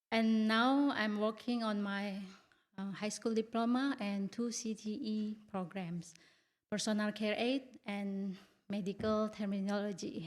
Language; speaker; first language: English; non-native, learner; Indonesian